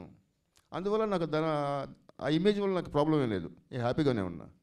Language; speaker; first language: Telugu; native; Telugu